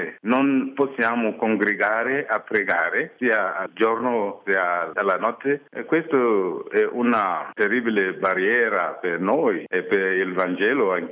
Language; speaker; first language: Italian; non-native, fluent; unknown